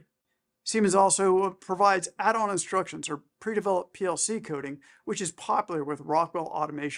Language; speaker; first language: English; native; English